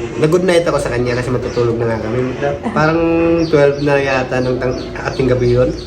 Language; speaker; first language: Filipino; non-native, local second language; Waray